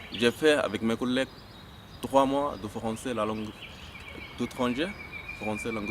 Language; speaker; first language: French; non-native, learner; Arabic